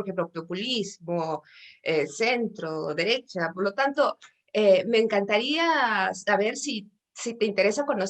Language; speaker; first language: Spanish; native; Spanish